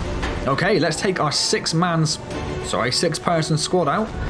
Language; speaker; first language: English; native; English